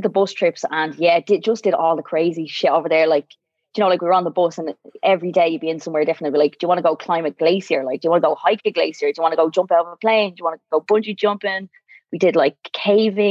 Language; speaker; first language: English; native; English